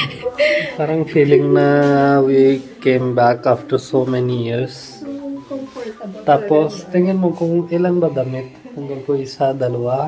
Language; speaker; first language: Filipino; non-native, learner; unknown